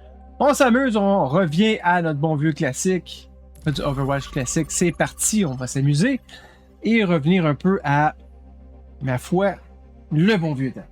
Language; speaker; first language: French; native; French